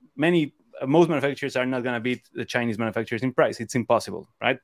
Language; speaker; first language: English; non-native, fluent; Spanish